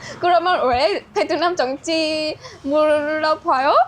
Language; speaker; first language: Korean; non-native, learner; Vietnamese